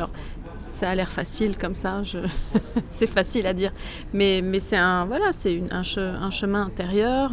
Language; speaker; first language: French; non-native, local second language; Arabic